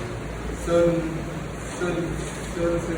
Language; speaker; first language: Japanese; non-native, learner; Vietnamese